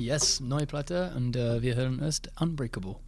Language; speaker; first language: German; non-native, learner; English